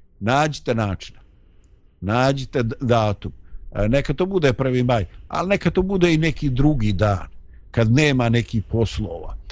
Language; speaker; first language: Bosnian; native; Bosnian